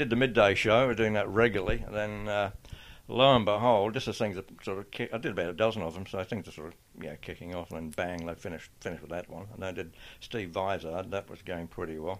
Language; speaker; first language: English; native; English